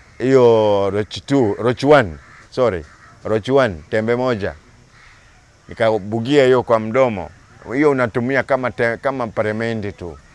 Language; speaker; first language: Swahili; native; Swahili